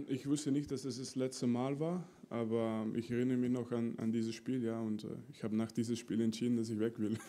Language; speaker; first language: German; non-native, fluent; French